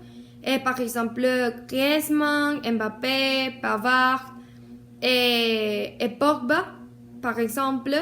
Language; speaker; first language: French; non-native, learner; Spanish